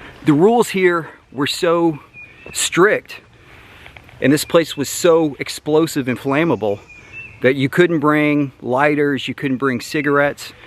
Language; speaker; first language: English; native; English